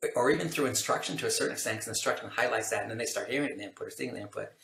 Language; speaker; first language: English; native; English